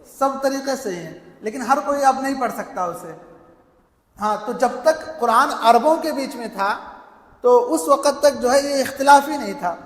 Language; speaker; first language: Urdu; native; Urdu